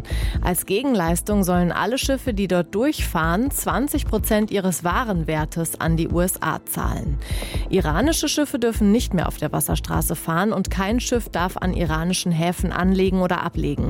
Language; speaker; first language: German; native; German